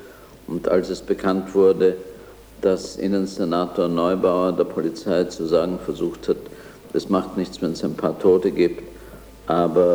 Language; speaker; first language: German; native; German